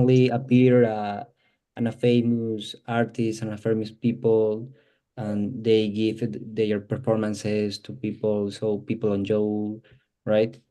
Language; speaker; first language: English; non-native, fluent; Spanish